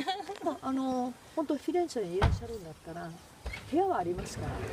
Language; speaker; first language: Japanese; native; Japanese